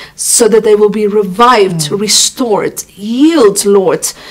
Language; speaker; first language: English; non-native, local second language; Afrikaans